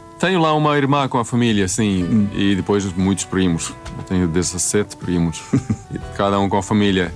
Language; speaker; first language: Portuguese; non-native, fluent; Swedish